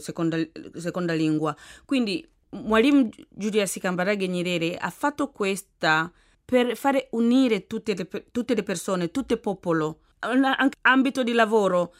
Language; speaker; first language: Italian; non-native, fluent; Swahili